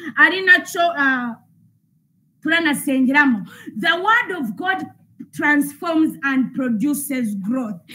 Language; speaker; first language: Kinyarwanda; early bilingual, heritage; Kinyarwanda